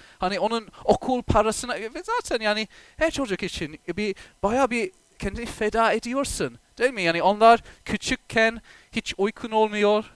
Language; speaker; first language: Turkish; non-native, fluent; English